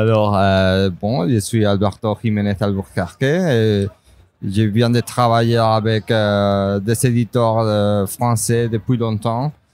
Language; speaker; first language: French; non-native, fluent; Spanish